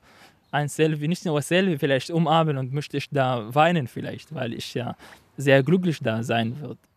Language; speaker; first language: German; non-native, learner; Arabic